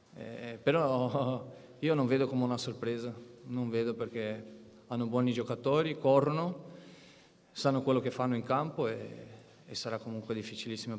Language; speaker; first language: Italian; non-native, fluent; Portuguese